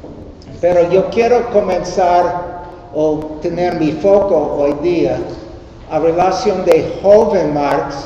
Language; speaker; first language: Spanish; non-native, learner; English